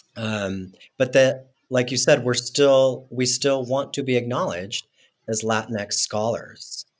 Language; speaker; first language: English; non-native, fluent; Spanish